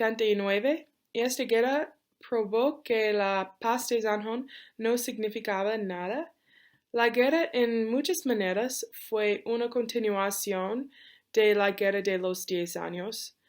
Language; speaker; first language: Spanish; non-native, learner; English